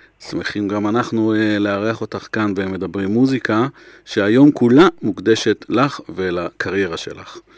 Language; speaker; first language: Hebrew; native; Hebrew